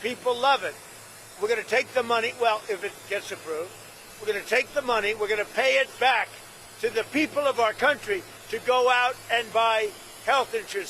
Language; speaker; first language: English; native; English